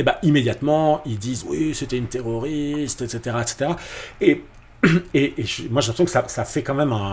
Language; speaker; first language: French; native; French